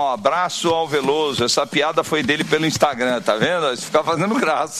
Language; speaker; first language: Portuguese; native; Portuguese